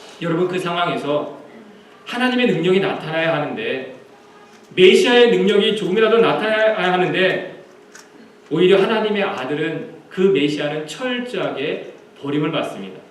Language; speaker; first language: Korean; native; Korean